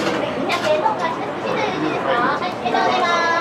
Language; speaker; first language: Japanese; native; Japanese